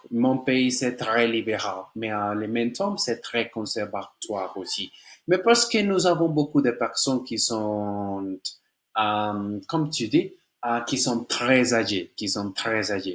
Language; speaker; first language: French; non-native, learner; Spanish